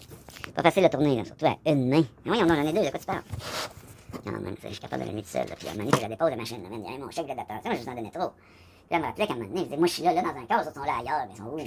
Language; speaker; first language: French; native; French